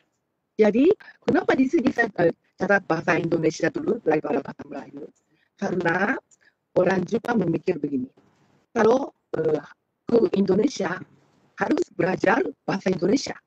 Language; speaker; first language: Indonesian; non-native, fluent; Japanese